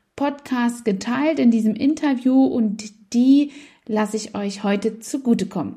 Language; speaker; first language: German; native; German